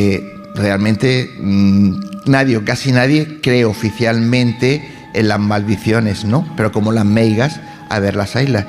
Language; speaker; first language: Spanish; native; Spanish